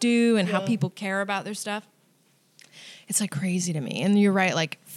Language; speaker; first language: English; native; English